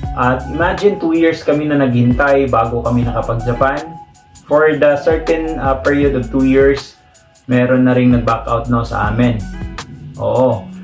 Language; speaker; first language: Filipino; non-native, local second language; Cebuano